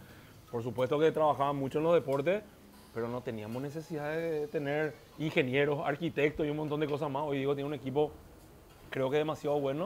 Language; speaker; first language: Spanish; native; Spanish